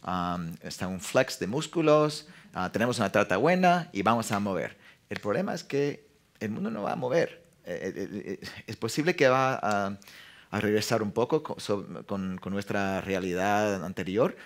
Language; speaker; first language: Spanish; non-native, fluent; English